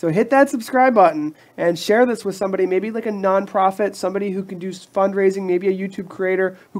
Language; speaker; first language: English; native; English